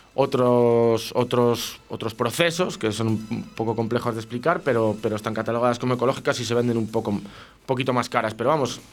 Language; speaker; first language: Spanish; native; Spanish